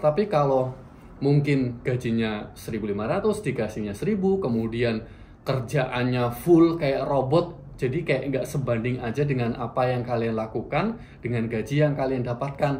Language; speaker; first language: Indonesian; native; Indonesian